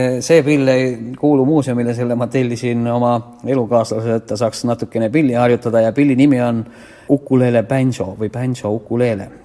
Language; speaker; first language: Estonian; native; Estonian